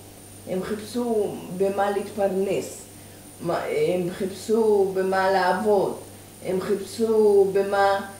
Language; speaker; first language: Hebrew; early bilingual, other home language; Persian